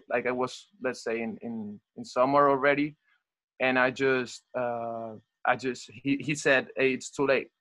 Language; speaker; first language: English; non-native, fluent; Spanish